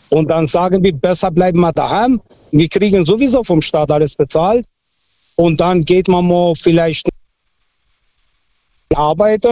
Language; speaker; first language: German; non-native, fluent; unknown